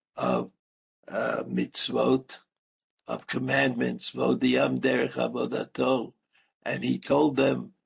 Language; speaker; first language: English; native; English